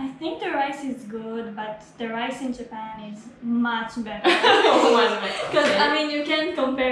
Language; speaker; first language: English; non-native, fluent; Hebrew